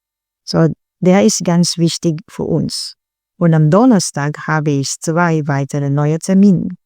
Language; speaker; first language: German; non-native, learner; Filipino